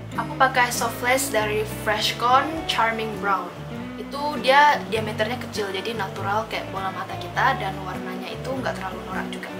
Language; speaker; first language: Indonesian; non-native, local second language; Min Nan Chinese